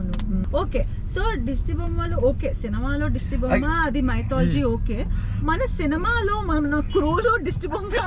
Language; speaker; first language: Telugu; native; Telugu